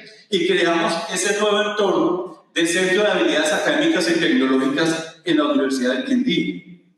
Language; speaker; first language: Spanish; native; Spanish